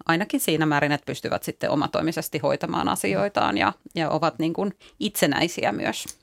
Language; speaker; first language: Finnish; native; Finnish